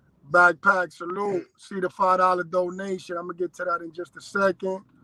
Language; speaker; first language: English; early bilingual, other home language; Spanish